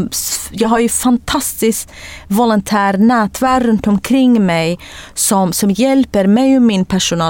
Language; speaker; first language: Swedish; non-native, fluent; Kurdish